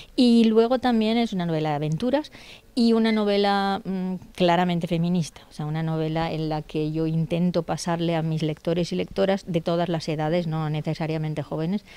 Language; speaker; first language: Spanish; native; Spanish